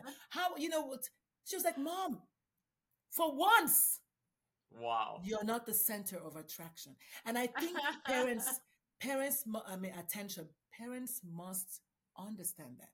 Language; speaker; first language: English; non-native, local second language; Igbo